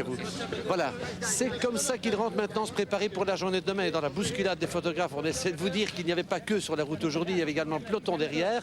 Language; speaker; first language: French; native; French